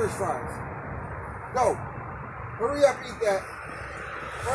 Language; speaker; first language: English; native; English